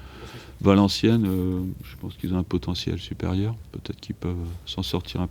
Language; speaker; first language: French; native; French